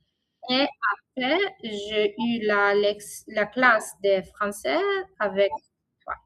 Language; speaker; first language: French; non-native, learner; Italian